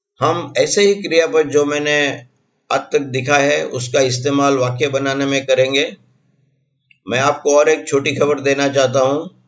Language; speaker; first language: Hindi; non-native, local second language; Gujarati